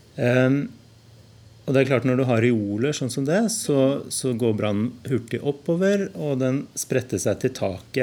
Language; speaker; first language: Norwegian; native; Norwegian